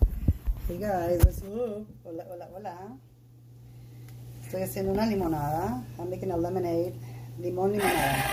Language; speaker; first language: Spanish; early bilingual, heritage; Spanish